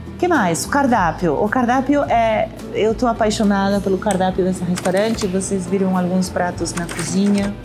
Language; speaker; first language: Portuguese; non-native, fluent; Spanish